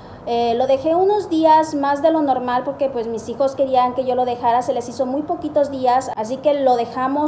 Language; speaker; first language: Spanish; native; Spanish